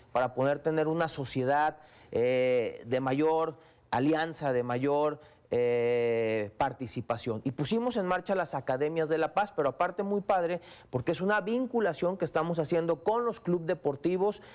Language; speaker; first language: Spanish; native; Spanish